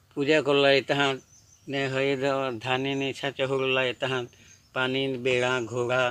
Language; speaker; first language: Hindi; non-native, local second language; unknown